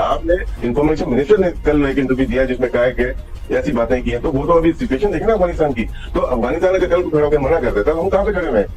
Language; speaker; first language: Urdu; native; Urdu